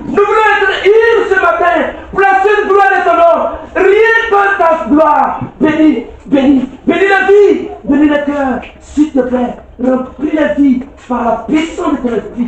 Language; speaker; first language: French; non-native, local second language; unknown